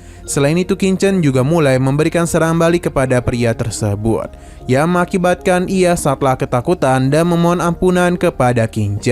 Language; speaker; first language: Indonesian; native; Indonesian